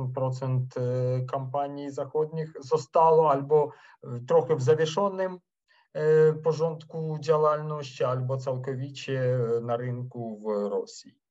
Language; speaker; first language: Polish; non-native, fluent; Ukrainian